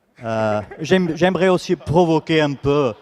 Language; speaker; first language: French; non-native, fluent; Portuguese